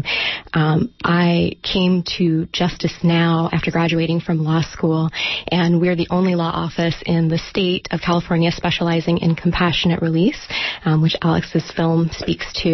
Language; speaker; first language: English; native; English